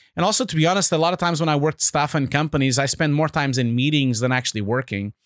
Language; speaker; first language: English; non-native, fluent; Portuguese